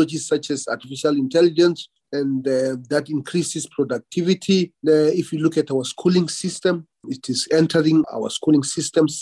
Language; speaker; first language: English; non-native, local second language; Venda